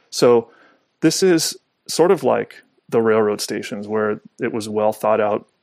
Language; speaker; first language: English; native; English